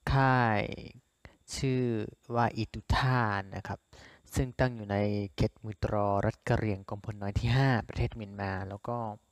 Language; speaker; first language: Thai; non-native, local second language; S'gaw Karen